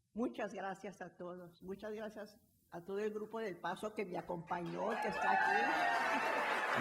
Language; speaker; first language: Spanish; early bilingual, other home language; English